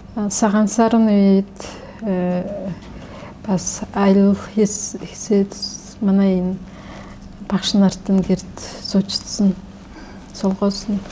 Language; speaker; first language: Mongolian; non-native, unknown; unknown